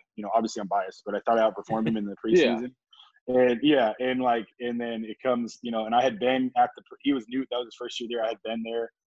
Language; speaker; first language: English; native; English